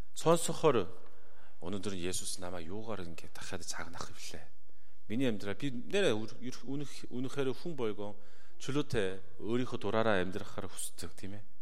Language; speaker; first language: Mongolian; non-native, fluent; Korean